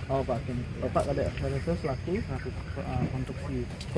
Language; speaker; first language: Indonesian; native; Indonesian